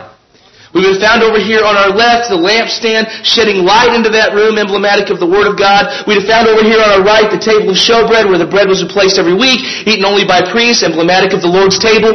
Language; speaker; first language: English; native; English